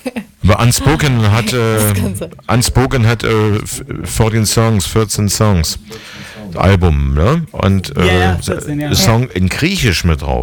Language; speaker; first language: German; native; German